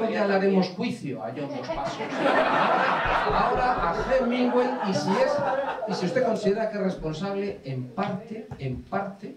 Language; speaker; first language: Spanish; native; Spanish